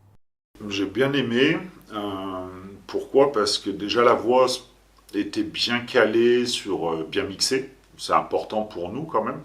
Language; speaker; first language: French; native; French